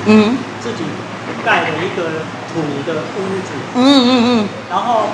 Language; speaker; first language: Chinese; native; Chinese